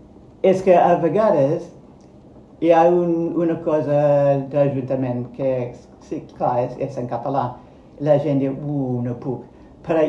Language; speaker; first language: Catalan; non-native, fluent; Spanish